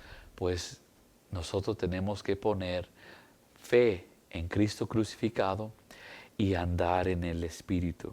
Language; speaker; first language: Spanish; early bilingual, heritage; English